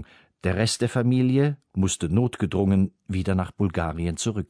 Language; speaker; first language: German; native; German